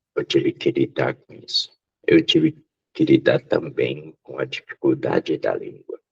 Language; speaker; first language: Portuguese; non-native, local second language; Japanese